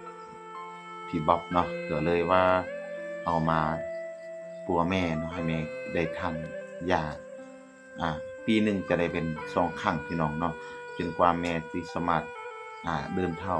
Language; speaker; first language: Thai; non-native, local second language; Lao